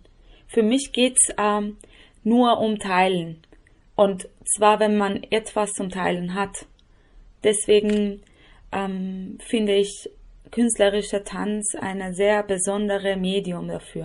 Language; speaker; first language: German; non-native, fluent; Persian